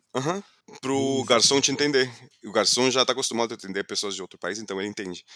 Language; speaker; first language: Portuguese; non-native, fluent; English